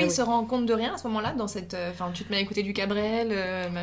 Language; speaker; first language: French; native; French